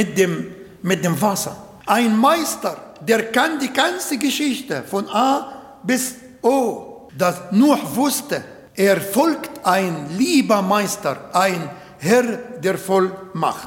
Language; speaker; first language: German; non-native, learner; Arabic